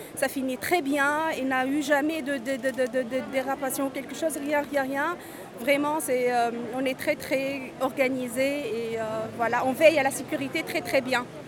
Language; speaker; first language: French; non-native, local second language; Arabic